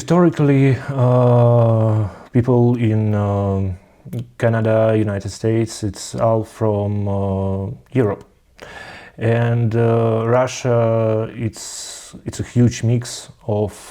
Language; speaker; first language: English; non-native, learner; Russian